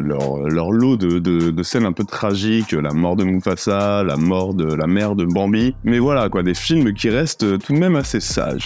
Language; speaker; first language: French; native; French